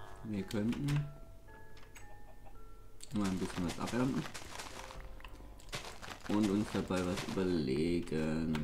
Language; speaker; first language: German; native; German